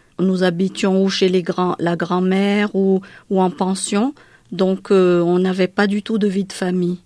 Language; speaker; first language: French; non-native, local second language; Malagasy